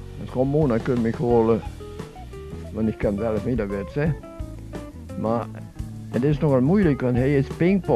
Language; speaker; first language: Dutch; non-native, local second language; Limburgish